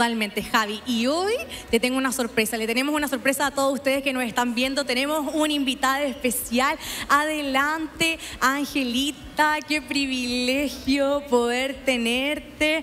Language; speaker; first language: Spanish; native; Spanish